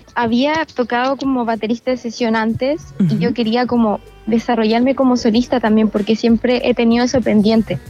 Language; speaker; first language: Spanish; native; Spanish